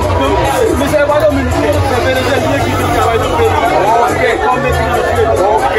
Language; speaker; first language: French; non-native, local second language; Haitian Creole